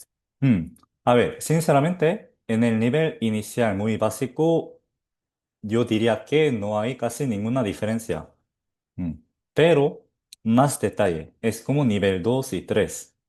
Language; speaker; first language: Spanish; non-native, fluent; Korean